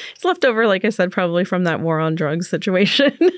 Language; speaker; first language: English; native; English